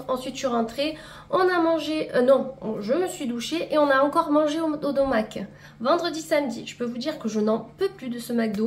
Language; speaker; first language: French; native; French